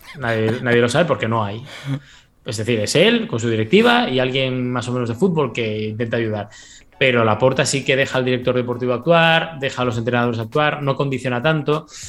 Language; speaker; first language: Spanish; native; Spanish